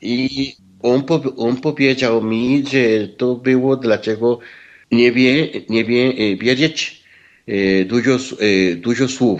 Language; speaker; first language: Polish; non-native, learner; Spanish